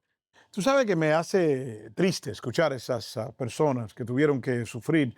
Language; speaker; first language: Spanish; native; Spanish